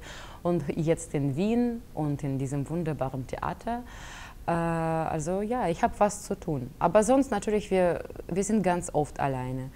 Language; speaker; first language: German; non-native, fluent; Russian